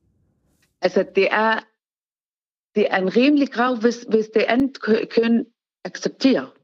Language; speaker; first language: Danish; non-native, fluent; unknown